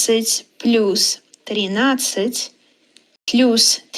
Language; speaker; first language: Russian; non-native, learner; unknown